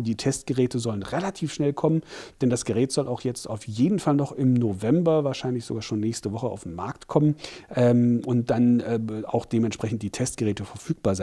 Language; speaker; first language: German; native; German